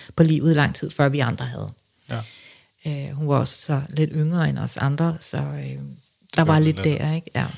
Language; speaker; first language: Danish; early bilingual, other home language; English